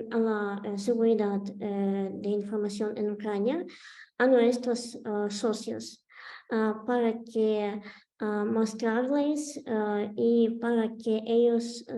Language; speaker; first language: Spanish; non-native, fluent; Ukrainian